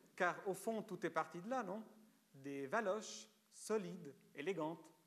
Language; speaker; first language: French; early bilingual, other home language; Romanian